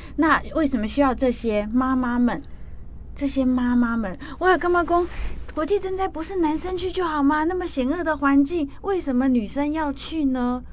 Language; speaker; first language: Chinese; native; Chinese